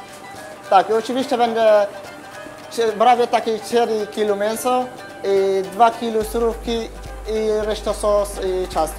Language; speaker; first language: Polish; non-native, learner; Arabic